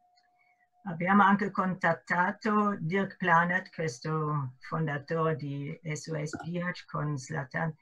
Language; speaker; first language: Italian; non-native, fluent; German